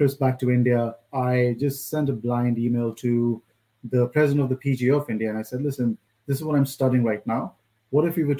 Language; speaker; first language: English; non-native, local second language; Hindi